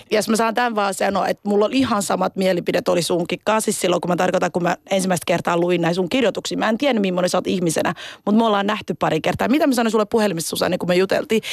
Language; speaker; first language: Finnish; early bilingual, other home language; Somali